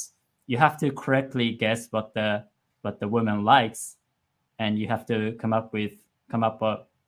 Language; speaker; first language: English; non-native, fluent; Japanese